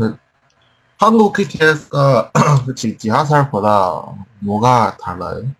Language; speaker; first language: Korean; non-native, learner; Chinese